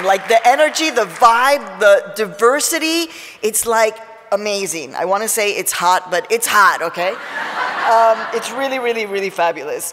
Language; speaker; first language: English; early bilingual, other home language; Spanish